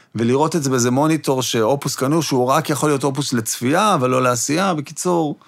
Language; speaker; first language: Hebrew; native; Hebrew